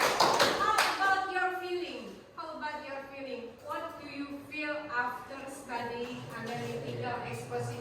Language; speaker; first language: English; non-native, fluent; Indonesian